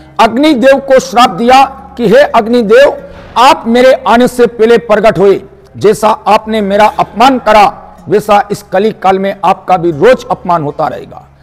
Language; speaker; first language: Hindi; non-native, local second language; Marathi